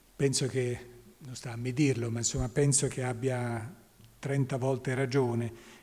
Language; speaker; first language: Italian; native; Italian